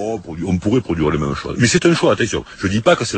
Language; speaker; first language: French; native; French